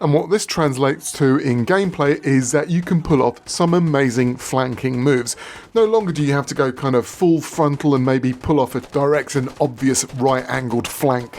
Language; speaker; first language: English; native; English